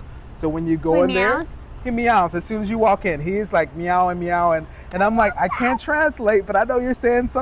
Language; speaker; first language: English; native; English